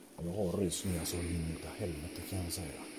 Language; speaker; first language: Swedish; native; Swedish